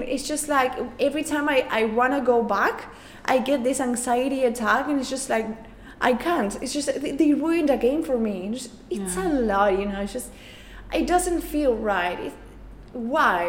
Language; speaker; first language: English; non-native, fluent; Spanish